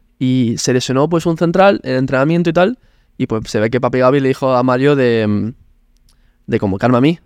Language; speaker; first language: Spanish; early bilingual, other home language; Italian